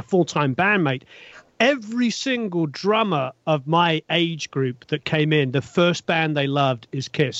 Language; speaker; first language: English; native; English